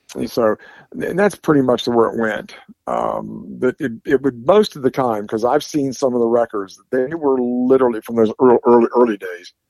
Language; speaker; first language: English; native; English